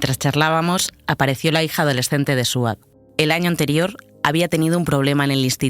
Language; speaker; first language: Spanish; native; Spanish